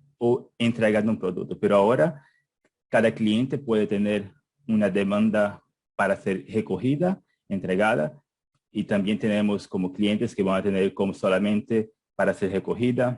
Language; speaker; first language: Spanish; non-native, fluent; Portuguese